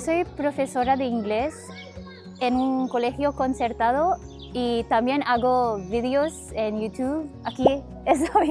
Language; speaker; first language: Spanish; non-native, fluent; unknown